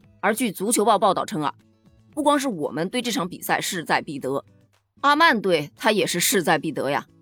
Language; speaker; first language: Chinese; native; Chinese